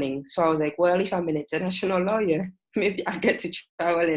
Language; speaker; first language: English; non-native, fluent; French